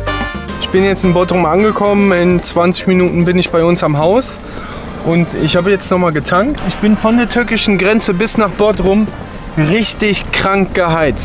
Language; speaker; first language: German; native; German